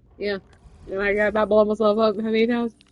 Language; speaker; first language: English; native; English